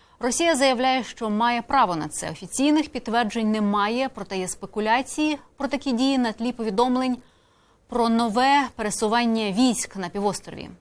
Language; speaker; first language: Ukrainian; native; Ukrainian